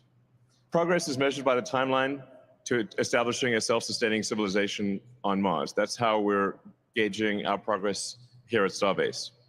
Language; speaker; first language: English; native; English